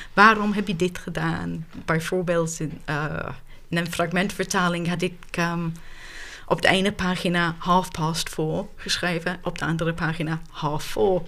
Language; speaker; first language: Dutch; non-native, fluent; English